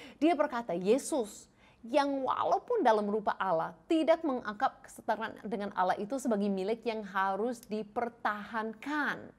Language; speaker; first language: Indonesian; non-native, fluent; English